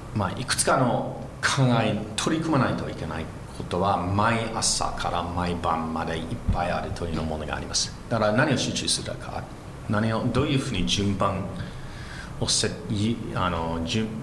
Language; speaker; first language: Japanese; non-native, fluent; English